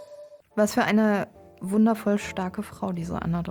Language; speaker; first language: German; native; German